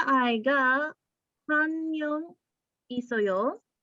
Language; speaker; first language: Korean; non-native, learner; English